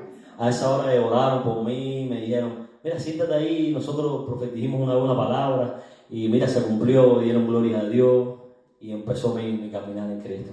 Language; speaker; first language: Spanish; native; Spanish